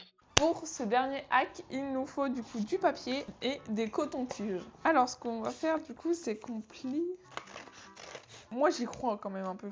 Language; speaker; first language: French; native; French